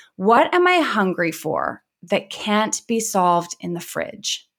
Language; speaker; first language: English; native; English